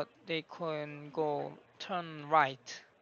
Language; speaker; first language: English; non-native, learner; Korean